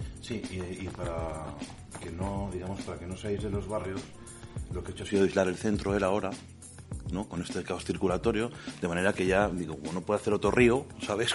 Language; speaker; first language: Spanish; native; Spanish